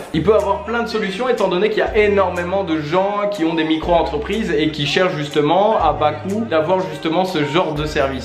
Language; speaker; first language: French; native; French